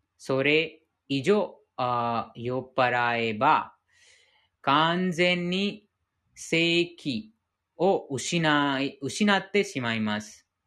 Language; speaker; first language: Japanese; non-native, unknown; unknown